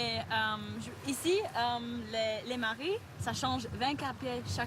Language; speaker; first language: French; non-native, learner; English